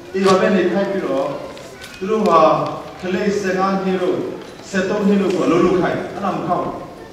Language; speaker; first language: Burmese; non-native, local second language; Hakha Chin